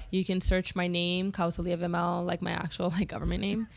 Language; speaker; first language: English; native; English